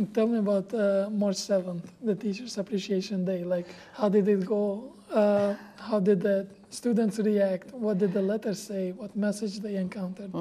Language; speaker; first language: English; non-native, fluent; Albanian